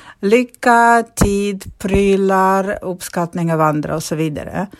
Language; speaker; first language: Swedish; non-native, fluent; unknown